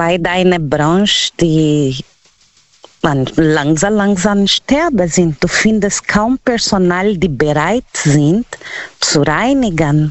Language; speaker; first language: German; non-native, learner; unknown